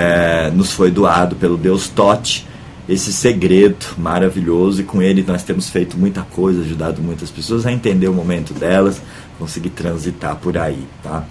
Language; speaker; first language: Portuguese; native; Portuguese